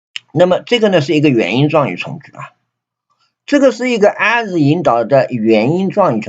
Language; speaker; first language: Chinese; native; Chinese